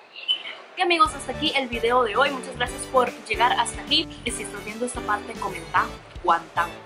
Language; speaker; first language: Spanish; native; Spanish